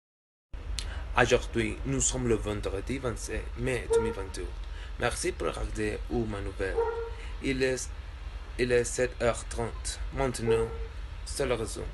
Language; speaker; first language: French; non-native, learner; Spanish